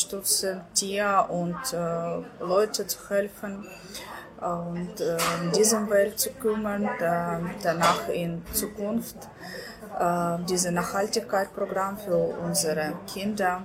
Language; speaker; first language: German; non-native, learner; Ukrainian